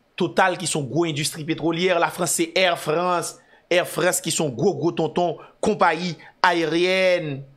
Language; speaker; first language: French; non-native, local second language; Haitian Creole